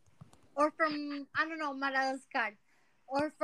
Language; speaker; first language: English; non-native, fluent; Spanish